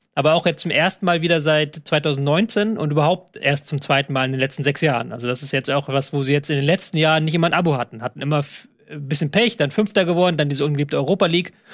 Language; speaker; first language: German; native; German